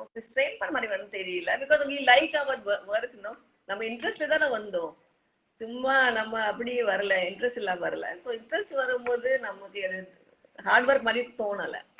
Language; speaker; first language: Tamil; non-native, local second language; Hindi